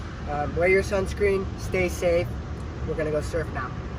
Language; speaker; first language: English; early bilingual, other home language; Japanese